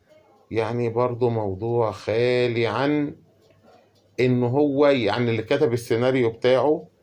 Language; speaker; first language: Arabic; native; Arabic